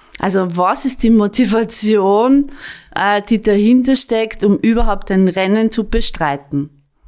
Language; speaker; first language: German; native; German